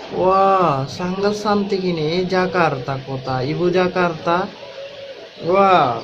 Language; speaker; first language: Indonesian; non-native, learner; Bangla